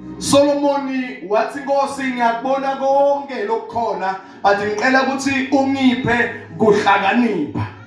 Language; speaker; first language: Zulu; non-native, local second language; Swati